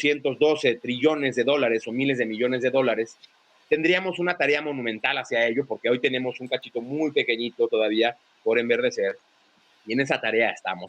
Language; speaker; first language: Spanish; native; Spanish